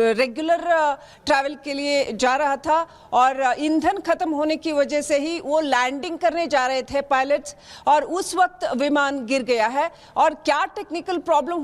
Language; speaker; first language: Hindi; non-native, local second language; Kannada